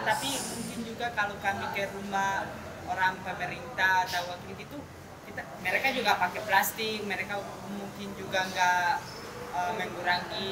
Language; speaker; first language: Indonesian; non-native, fluent; Spanish